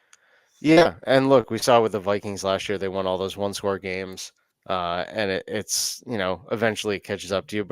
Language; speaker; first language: English; native; English